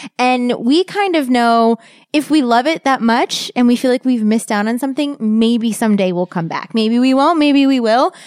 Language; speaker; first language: English; native; English